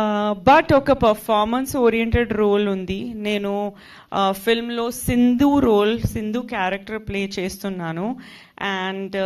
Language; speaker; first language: Telugu; non-native, fluent; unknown